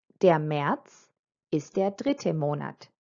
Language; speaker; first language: German; non-native, fluent; Croatian